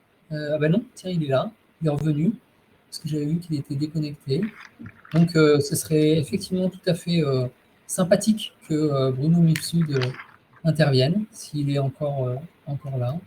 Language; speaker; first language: French; native; French